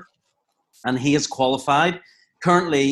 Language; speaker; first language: English; native; English